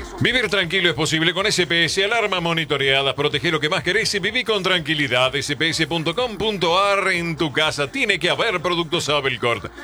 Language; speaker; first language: Spanish; native; Spanish